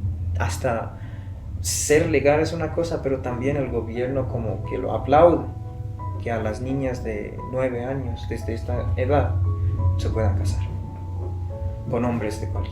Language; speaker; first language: Spanish; non-native, fluent; Persian